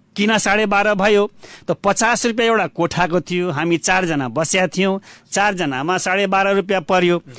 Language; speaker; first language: Nepali; non-native, local second language; Bhojpuri